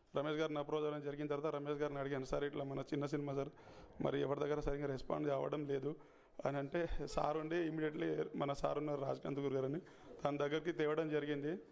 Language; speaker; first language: Telugu; native; Telugu